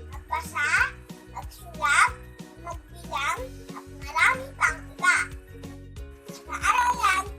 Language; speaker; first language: Filipino; native; Filipino